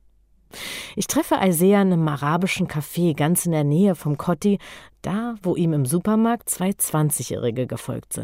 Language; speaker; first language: German; native; German